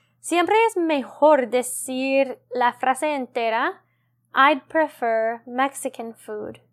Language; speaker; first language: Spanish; non-native, learner; English